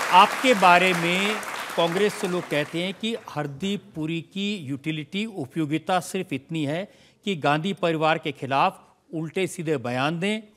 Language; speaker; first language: Hindi; native; Hindi